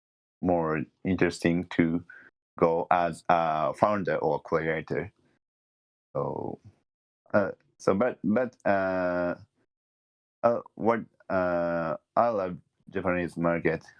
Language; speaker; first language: English; non-native, learner; Japanese